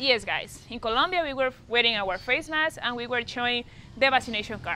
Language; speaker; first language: English; non-native, fluent; Spanish